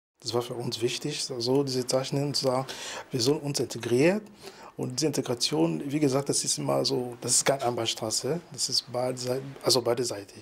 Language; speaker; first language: German; non-native, fluent; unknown